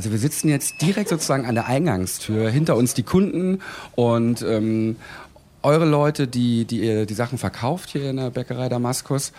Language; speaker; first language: German; native; German